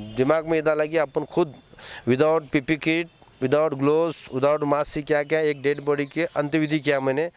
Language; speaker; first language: Hindi; non-native, local second language; Urdu